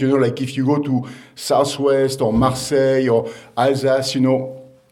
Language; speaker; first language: English; non-native, fluent; French